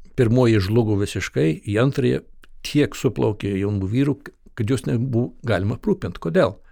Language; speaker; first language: Lithuanian; early bilingual, heritage; Lithuanian